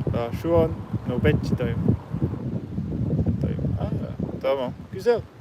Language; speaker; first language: Turkish; non-native, learner; English